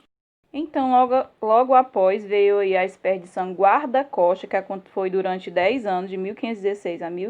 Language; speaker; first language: Portuguese; native; Portuguese